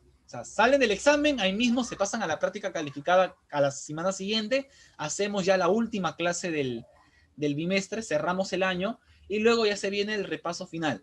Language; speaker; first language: Spanish; native; Spanish